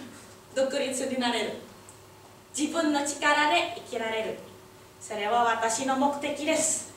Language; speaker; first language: Japanese; non-native, learner; Indonesian